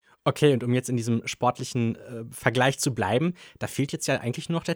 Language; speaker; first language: German; native; German